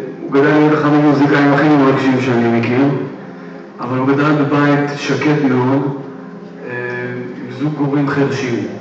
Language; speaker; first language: Hebrew; native; Hebrew